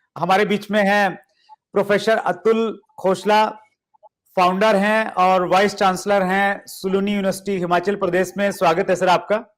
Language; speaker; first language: Hindi; native; Hindi